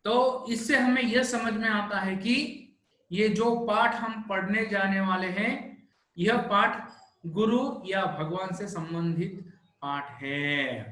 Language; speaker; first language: Hindi; non-native, local second language; Telugu